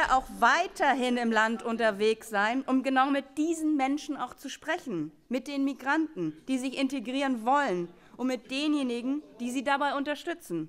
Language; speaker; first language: German; native; German